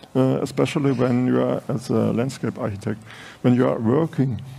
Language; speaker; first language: English; non-native, fluent; German